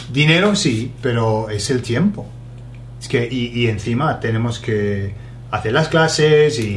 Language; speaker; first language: Spanish; non-native, fluent; English